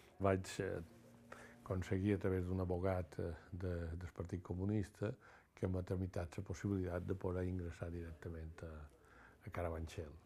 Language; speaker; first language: Catalan; native; Catalan